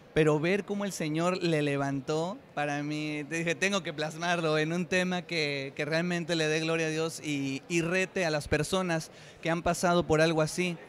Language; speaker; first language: Spanish; native; Spanish